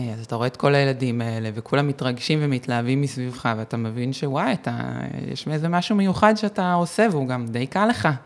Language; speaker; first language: Hebrew; native; Hebrew